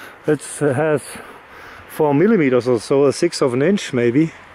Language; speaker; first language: English; non-native, fluent; German